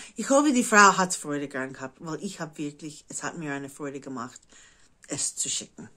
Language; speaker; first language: German; non-native, fluent; English